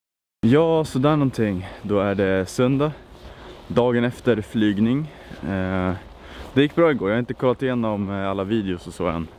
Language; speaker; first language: Swedish; native; Swedish